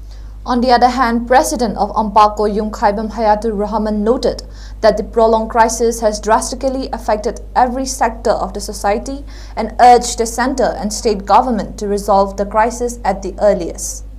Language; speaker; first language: English; non-native, local second language; Manipuri